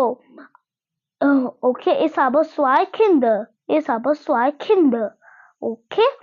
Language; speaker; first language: German; non-native, learner; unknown